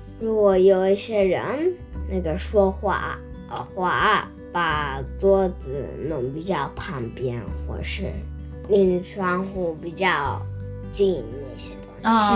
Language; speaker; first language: Chinese; early bilingual, heritage; Chinese